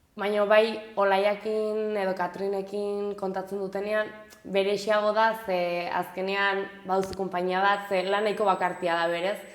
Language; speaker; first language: Basque; native; Basque